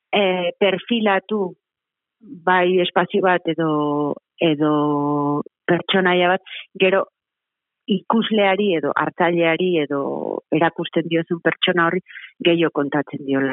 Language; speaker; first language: Basque; native; Basque